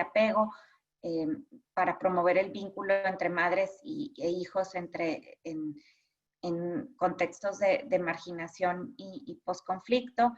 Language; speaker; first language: Spanish; native; Spanish